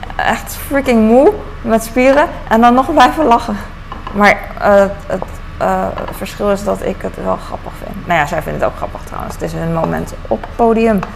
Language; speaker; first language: Dutch; early bilingual, other home language; Cantonese